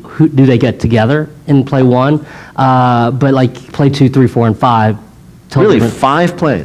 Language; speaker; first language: English; native; English